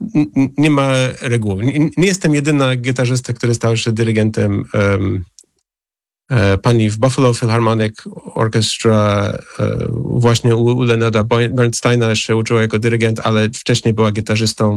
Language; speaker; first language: Polish; non-native, fluent; English